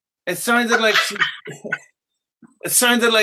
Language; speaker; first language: English; native; English